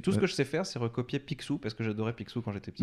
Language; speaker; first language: French; native; French